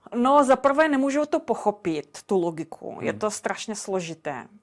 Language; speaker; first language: Czech; non-native, fluent; Russian